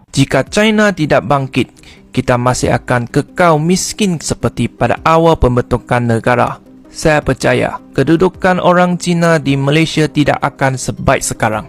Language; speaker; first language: Malay; non-native, local second language; Chinese